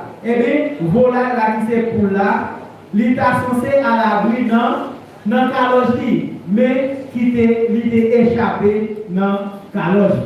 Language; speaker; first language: French; non-native, local second language; Haitian Creole